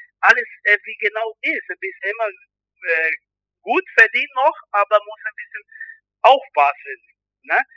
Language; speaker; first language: German; non-native, learner; Portuguese